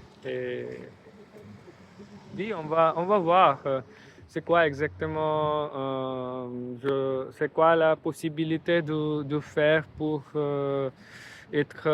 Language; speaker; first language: French; non-native, learner; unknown